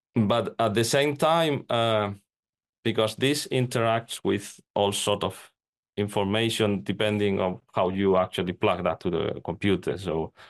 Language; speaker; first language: English; non-native, fluent; Spanish